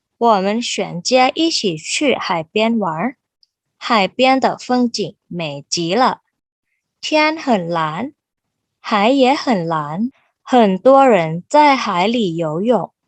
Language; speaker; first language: Chinese; non-native, fluent; Thai